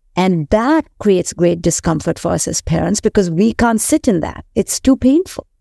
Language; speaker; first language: English; non-native, local second language; Hindi